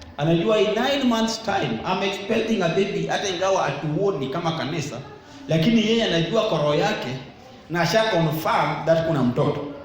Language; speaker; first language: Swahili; non-native, local second language; Luo (Kenya and Tanzania)